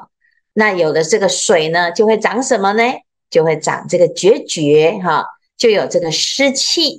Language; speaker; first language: Chinese; native; Chinese